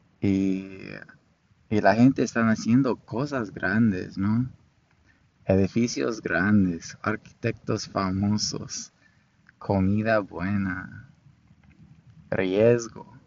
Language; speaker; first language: Spanish; non-native, fluent; English